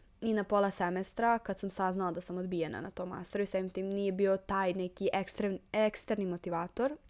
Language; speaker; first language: Serbian; native; Serbian